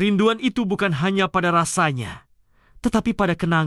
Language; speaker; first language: Malay; native; Malay